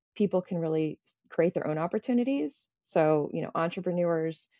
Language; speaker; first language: English; early bilingual, other home language; Croatian